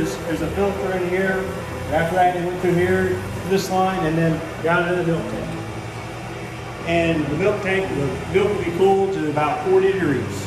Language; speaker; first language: English; native; English